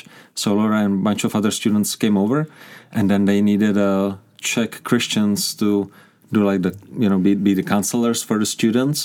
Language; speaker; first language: English; non-native, fluent; Czech